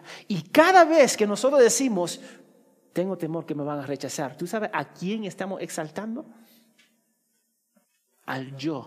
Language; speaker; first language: Spanish; early bilingual, heritage; Spanish